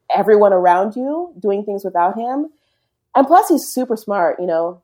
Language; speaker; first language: English; native; English